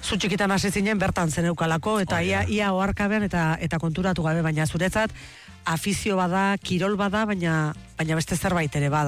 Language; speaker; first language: Basque; native; Basque